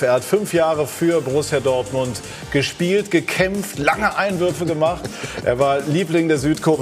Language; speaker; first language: German; native; German